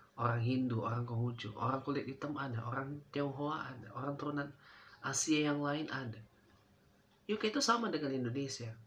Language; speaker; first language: Indonesian; non-native, fluent; English